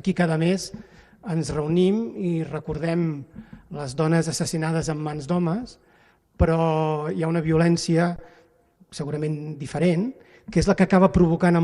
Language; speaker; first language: Catalan; native; Catalan